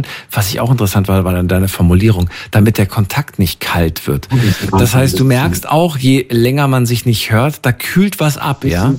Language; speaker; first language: German; native; German